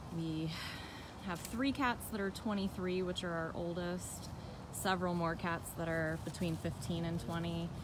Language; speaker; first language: English; native; English